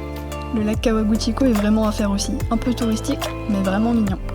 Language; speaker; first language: French; native; French